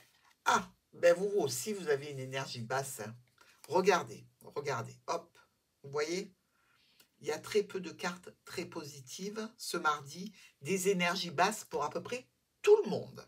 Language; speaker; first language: French; native; French